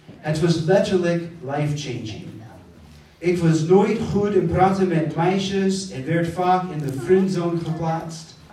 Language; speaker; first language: Dutch; non-native, fluent; English